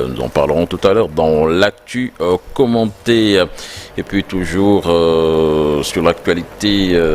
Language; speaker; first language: French; non-native, local second language; Wolof